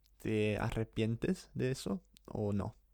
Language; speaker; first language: Spanish; non-native, fluent; English